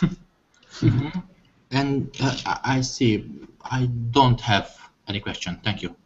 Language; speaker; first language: English; non-native, learner; Hungarian